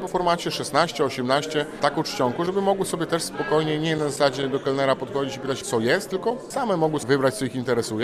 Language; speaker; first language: Polish; native; Polish